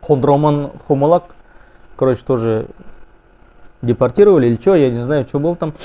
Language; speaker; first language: Russian; non-native, local second language; Kazakh